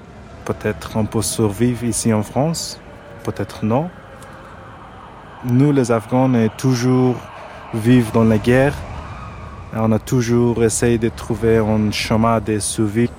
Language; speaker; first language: French; non-native, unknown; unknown